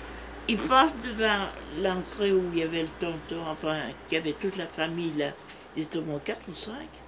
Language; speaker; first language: French; native; French